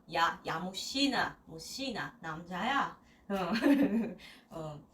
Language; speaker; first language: Korean; non-native, learner; Russian